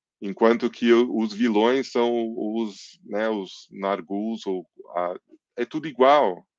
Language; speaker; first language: Portuguese; early bilingual, other home language; English